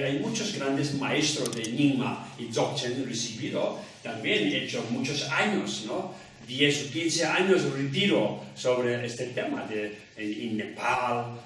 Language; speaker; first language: Spanish; non-native, learner; Tibetan